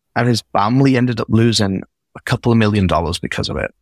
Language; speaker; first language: English; native; English